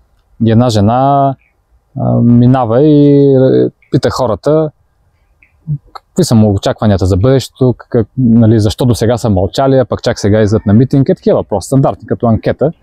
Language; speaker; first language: Bulgarian; native; Bulgarian